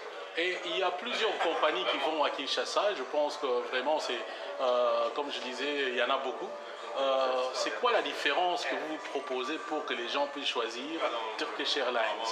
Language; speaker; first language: French; native; French